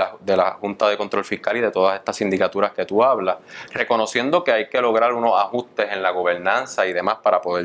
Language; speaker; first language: Spanish; native; Spanish